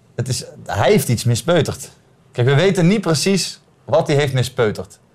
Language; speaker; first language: Dutch; native; Dutch